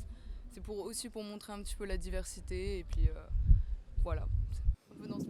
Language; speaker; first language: French; native; French